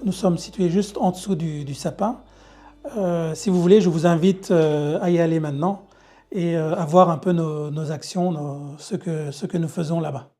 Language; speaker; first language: French; early bilingual, other home language; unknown